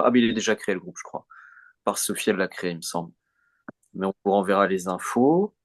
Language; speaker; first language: French; native; French